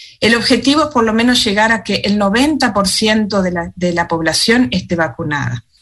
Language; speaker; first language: Spanish; native; Spanish